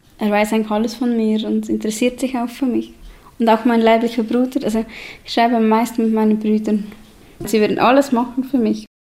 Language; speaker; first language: German; native; German